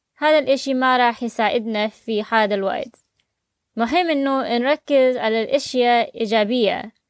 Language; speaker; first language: Arabic; native; Arabic